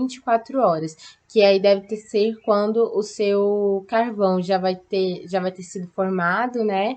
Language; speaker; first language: Portuguese; native; Portuguese